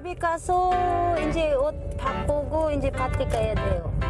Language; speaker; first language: Korean; non-native, learner; Filipino